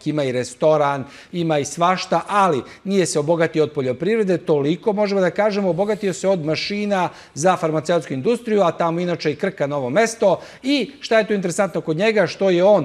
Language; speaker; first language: Serbian; native; Serbian